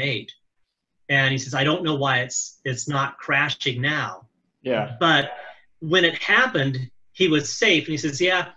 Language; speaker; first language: English; native; English